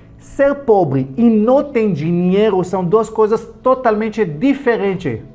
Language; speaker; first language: Portuguese; non-native, fluent; Hebrew